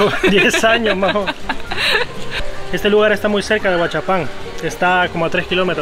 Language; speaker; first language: Spanish; native; Spanish